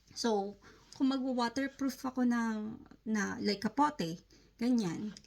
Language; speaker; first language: Filipino; native; Filipino